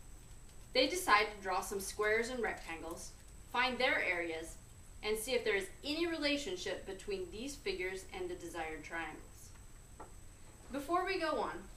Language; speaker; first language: English; native; English